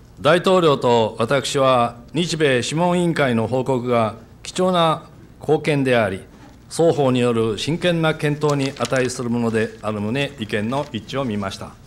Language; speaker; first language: Japanese; native; Japanese